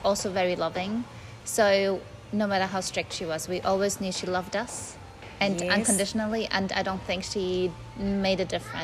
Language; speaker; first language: English; non-native, fluent; German